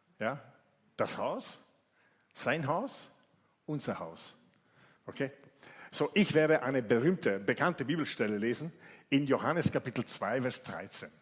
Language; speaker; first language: German; non-native, fluent; Italian